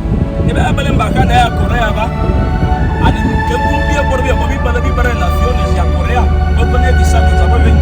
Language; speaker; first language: Spanish; non-native, learner; Japanese